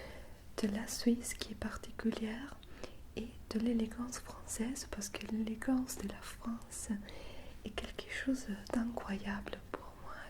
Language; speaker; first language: French; non-native, fluent; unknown